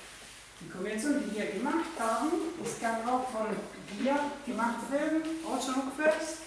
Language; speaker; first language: German; non-native, fluent; Italian